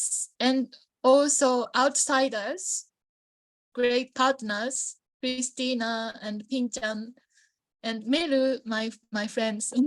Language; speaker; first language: English; non-native, learner; Japanese